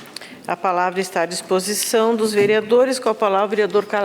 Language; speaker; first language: Portuguese; native; Portuguese